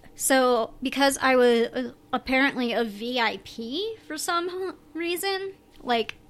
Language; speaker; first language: English; native; English